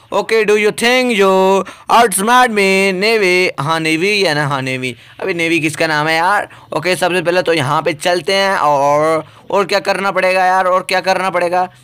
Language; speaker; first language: Hindi; native; Hindi